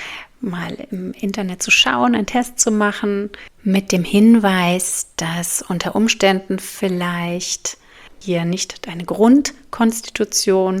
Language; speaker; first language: German; native; German